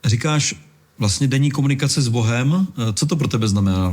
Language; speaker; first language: Czech; native; Czech